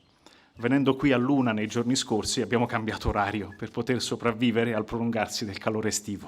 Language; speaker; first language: Italian; native; Italian